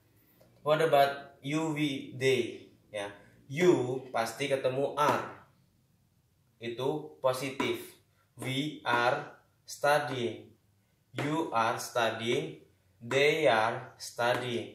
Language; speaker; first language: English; non-native, learner; Indonesian